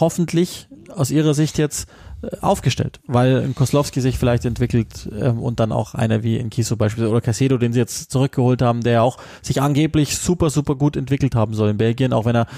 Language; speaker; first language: German; native; German